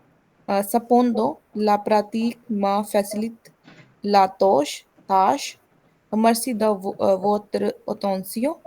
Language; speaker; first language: French; non-native, learner; Hindi